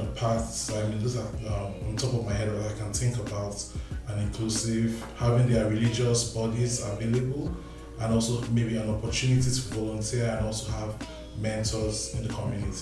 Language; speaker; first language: English; non-native, local second language; Yoruba